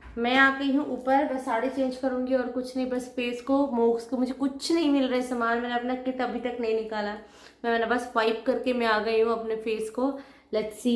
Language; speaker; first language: Hindi; non-native, local second language; Odia